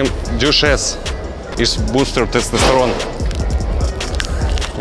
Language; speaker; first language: English; non-native, learner; Russian